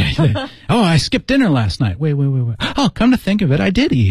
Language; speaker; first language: English; native; English